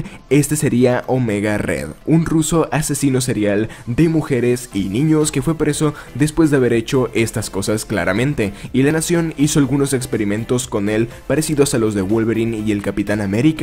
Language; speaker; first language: Spanish; native; Spanish